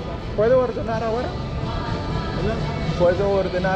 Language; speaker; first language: Spanish; non-native, learner; English